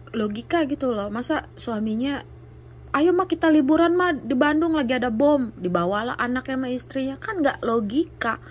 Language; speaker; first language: Indonesian; native; Indonesian